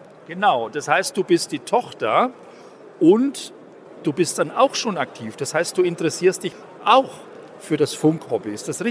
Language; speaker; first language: German; native; German